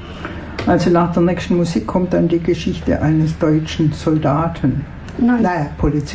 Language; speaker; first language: German; native; German